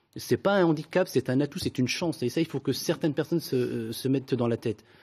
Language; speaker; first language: French; native; French